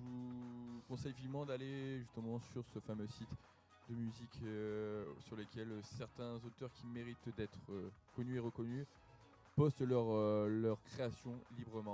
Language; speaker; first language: French; native; French